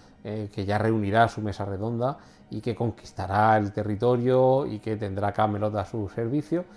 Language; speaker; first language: Spanish; native; Spanish